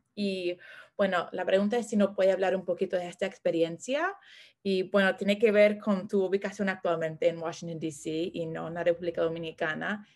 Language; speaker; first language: Spanish; non-native, fluent; English